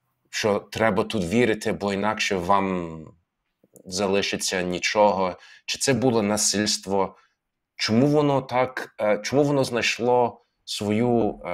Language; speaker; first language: Ukrainian; non-native, fluent; English